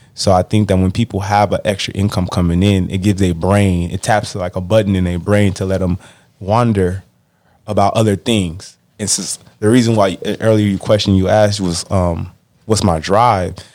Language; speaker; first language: English; native; English